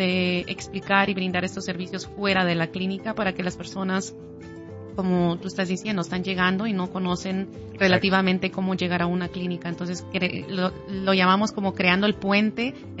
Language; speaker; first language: Spanish; native; Spanish